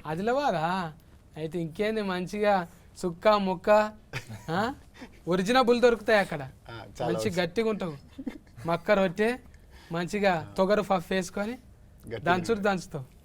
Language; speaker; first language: Telugu; native; Telugu